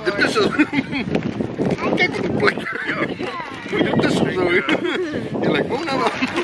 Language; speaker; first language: Dutch; native; Dutch